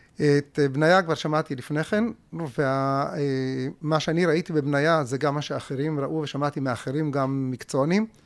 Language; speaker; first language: Hebrew; early bilingual, other home language; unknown